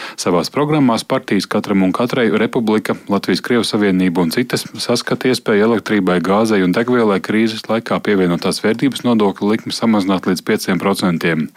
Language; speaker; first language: Latvian; native; Latvian